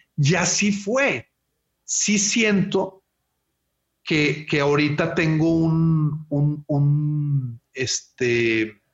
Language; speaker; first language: Spanish; native; Spanish